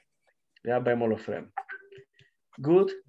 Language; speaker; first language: German; non-native, learner; Russian